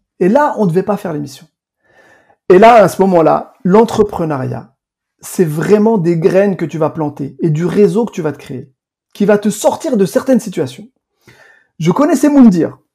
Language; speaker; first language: French; early bilingual, other home language; Arabic